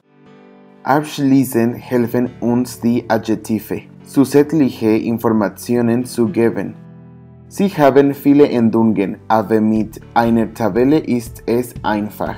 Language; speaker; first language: German; non-native, learner; English